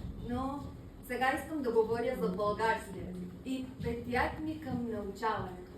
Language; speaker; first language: Bulgarian; non-native, learner; Persian